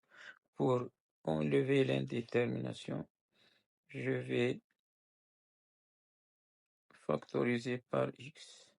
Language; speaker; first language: French; non-native, local second language; Arabic